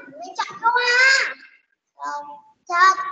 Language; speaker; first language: Vietnamese; native; Vietnamese